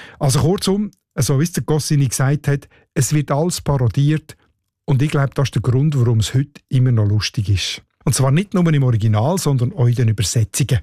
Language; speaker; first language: German; native; German